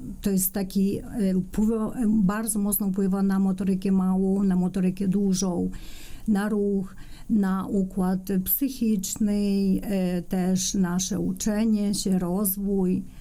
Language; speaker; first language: Polish; non-native, fluent; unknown